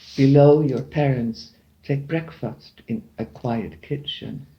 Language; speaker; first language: English; non-native, fluent; Dutch